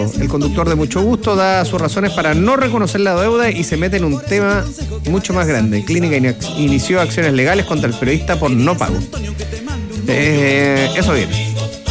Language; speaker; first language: Spanish; native; Spanish